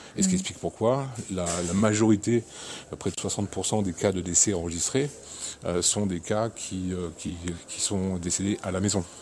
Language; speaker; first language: French; native; French